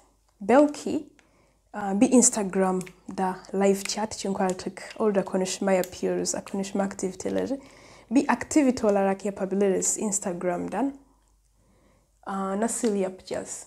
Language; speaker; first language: Turkish; non-native, learner; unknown